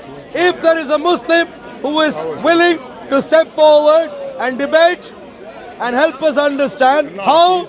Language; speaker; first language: English; non-native, fluent; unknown